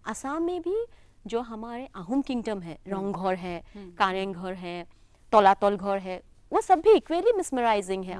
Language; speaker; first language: Hindi; non-native, local second language; Assamese